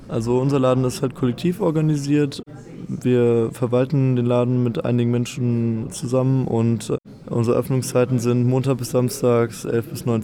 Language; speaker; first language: German; native; German